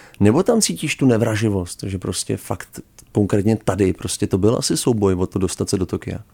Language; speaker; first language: Czech; native; Czech